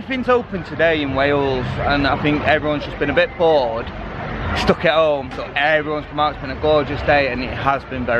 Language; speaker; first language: English; native; English